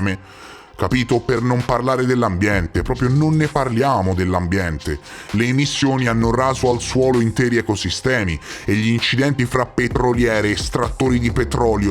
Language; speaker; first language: Italian; native; Italian